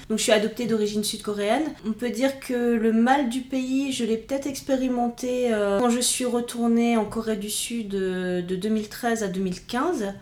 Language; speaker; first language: French; native; French